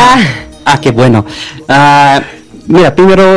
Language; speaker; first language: Spanish; non-native, learner; Bangla